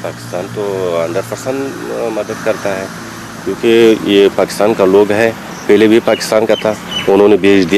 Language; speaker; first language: Hindi; non-native, fluent; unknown